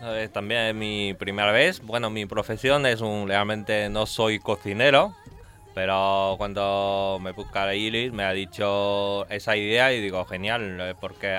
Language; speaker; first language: Spanish; non-native, learner; Chinese